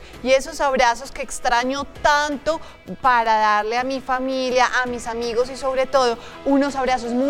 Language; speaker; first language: Spanish; native; Spanish